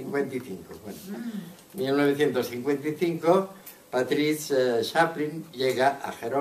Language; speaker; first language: Spanish; non-native, local second language; Catalan